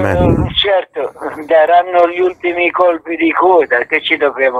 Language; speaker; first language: Italian; native; Italian